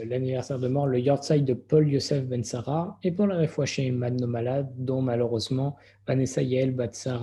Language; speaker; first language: French; native; French